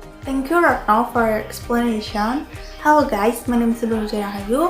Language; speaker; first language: English; non-native, learner; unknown